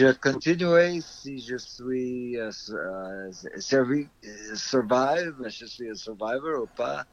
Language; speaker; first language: French; non-native, fluent; English